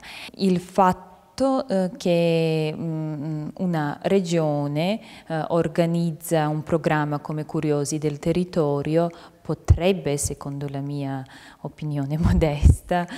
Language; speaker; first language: Italian; non-native, fluent; Ukrainian